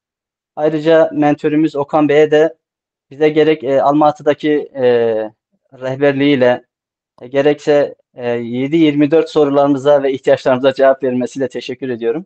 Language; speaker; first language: Turkish; native; Turkish